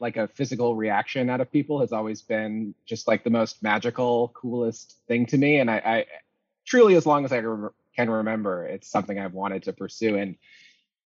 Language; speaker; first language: English; native; English